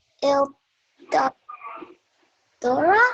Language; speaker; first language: Spanish; non-native, learner; English